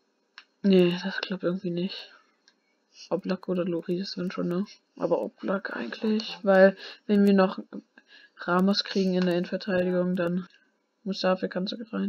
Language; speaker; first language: German; native; German